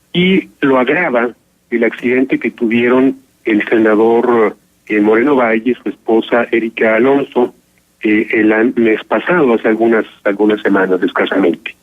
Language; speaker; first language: Spanish; native; Spanish